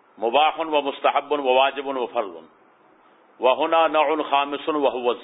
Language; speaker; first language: Urdu; native; Urdu